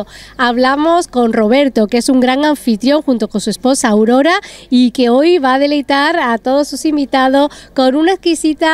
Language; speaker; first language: Spanish; native; Spanish